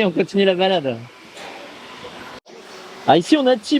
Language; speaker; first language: French; native; French